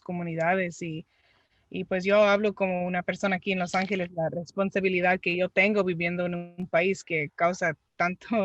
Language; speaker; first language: Spanish; early bilingual, heritage; Spanish